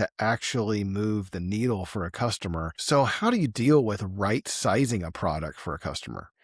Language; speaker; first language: English; native; English